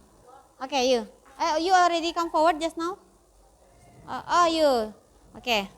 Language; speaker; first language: English; non-native, fluent; Indonesian